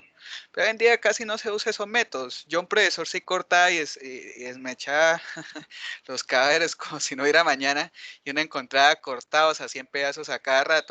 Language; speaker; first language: Spanish; native; Spanish